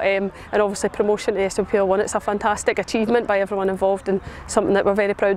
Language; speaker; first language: English; native; English